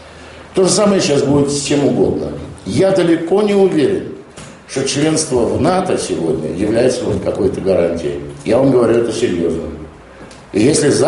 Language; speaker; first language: Russian; native; Russian